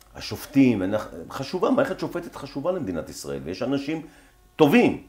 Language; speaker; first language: Hebrew; native; Hebrew